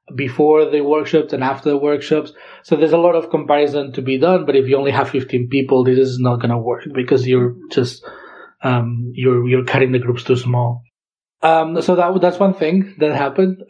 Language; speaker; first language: English; non-native, fluent; Catalan